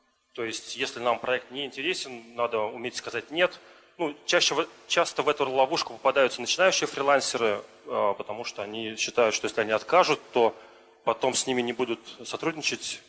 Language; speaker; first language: Russian; native; Russian